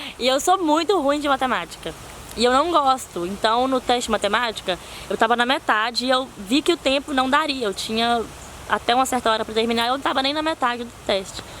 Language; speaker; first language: Portuguese; native; Portuguese